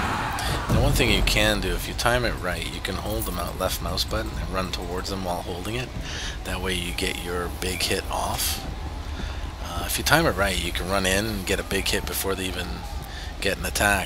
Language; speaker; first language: English; native; English